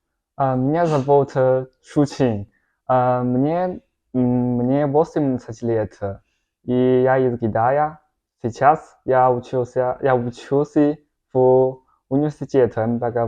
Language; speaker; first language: Russian; non-native, learner; Chinese